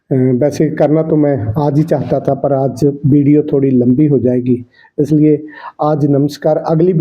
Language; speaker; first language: Hindi; non-native, local second language; Punjabi